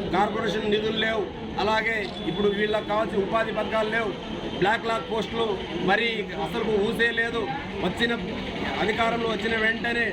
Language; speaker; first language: Telugu; non-native, local second language; Lambadi